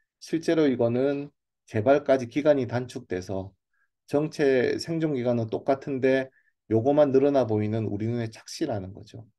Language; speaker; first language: Korean; native; Korean